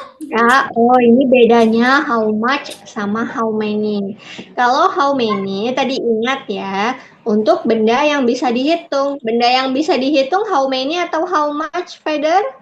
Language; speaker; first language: Indonesian; native; Indonesian